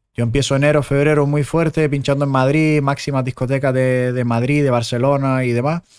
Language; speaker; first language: Spanish; early bilingual, other home language; German